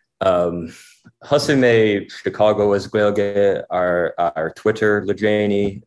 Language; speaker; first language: Irish; non-native, learner; English